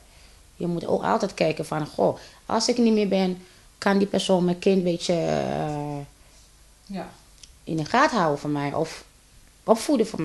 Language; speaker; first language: Dutch; non-native, fluent; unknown